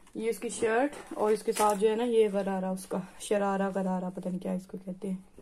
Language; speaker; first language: Hindi; native; Hindi